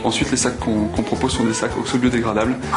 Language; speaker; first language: French; native; French